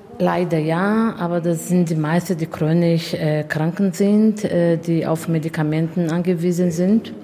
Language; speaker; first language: German; non-native, fluent; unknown